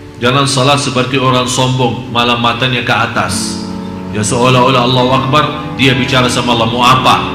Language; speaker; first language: Indonesian; non-native, fluent; Arabic